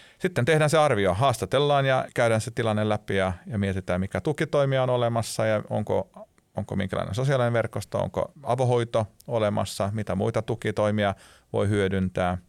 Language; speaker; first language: Finnish; non-native, local second language; Swedish